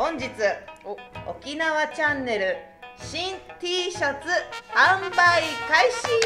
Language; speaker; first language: Japanese; native; Japanese